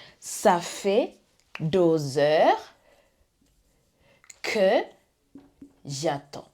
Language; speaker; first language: French; non-native, fluent; English